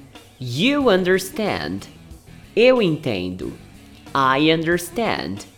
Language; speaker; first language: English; non-native, fluent; Portuguese